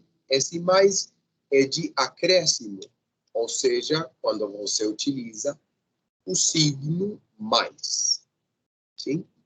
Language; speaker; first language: Portuguese; non-native, fluent; Spanish